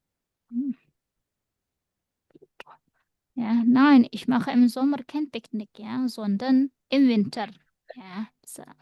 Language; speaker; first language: German; non-native, fluent; Indonesian